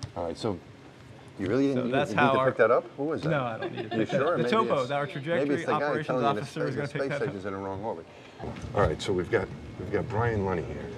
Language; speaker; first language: English; native; English